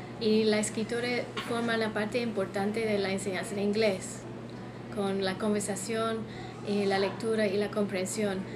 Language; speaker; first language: Spanish; non-native, fluent; English